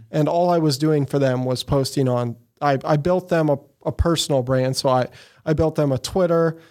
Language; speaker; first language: English; native; English